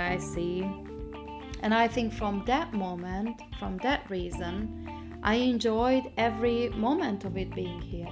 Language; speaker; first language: English; non-native, fluent; Hungarian